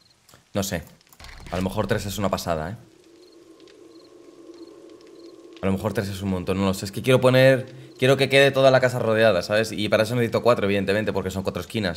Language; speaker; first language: Spanish; native; Spanish